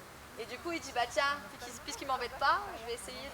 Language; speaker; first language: French; native; French